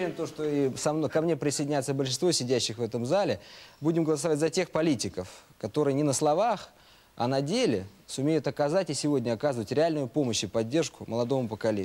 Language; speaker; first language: Russian; native; Russian